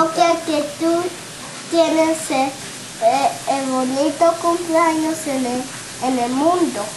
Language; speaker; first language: Spanish; early bilingual, heritage; Spanish